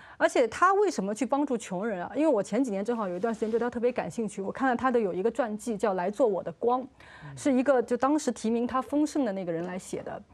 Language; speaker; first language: Chinese; native; Chinese